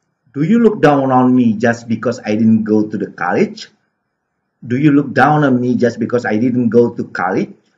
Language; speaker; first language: English; non-native, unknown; Indonesian